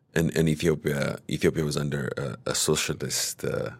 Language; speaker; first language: English; early bilingual, other home language; Amharic